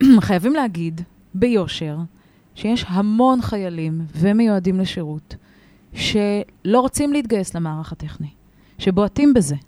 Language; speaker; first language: Hebrew; native; Hebrew